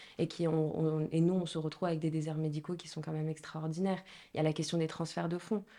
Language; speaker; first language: French; non-native, local second language; Arabic